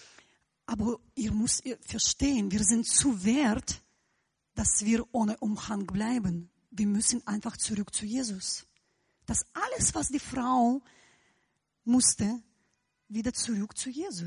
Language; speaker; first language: German; non-native, fluent; Russian